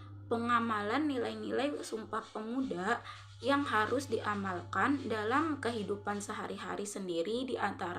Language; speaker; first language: Indonesian; native; Indonesian